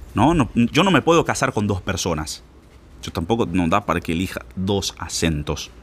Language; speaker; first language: Spanish; non-native, fluent; Portuguese